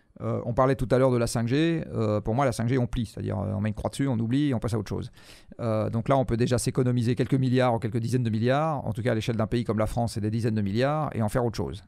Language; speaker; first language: French; native; French